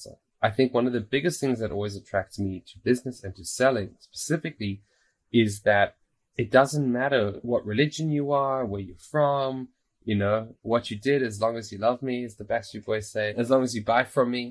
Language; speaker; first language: English; native; English